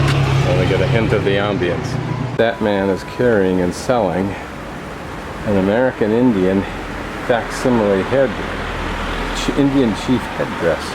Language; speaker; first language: English; native; English